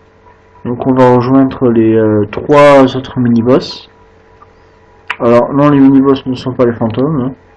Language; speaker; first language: French; native; French